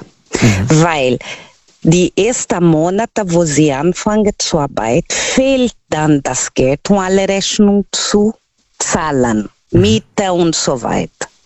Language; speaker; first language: German; non-native, learner; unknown